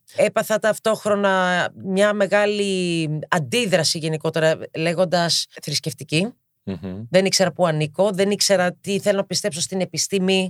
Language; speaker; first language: Greek; early bilingual, heritage; Greek